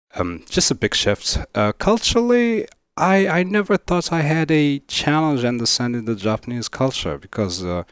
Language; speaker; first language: English; non-native, fluent; Arabic